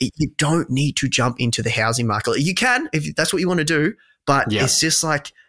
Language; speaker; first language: English; native; English